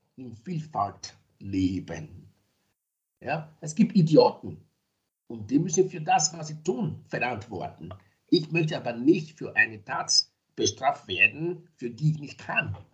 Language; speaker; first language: German; non-native, fluent; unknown